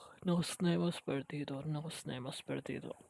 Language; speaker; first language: Spanish; non-native, learner; English